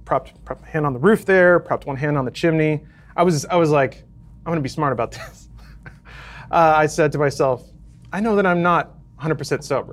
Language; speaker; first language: English; native; English